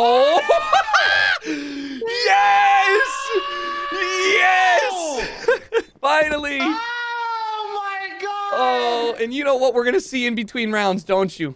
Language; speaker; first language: English; native; English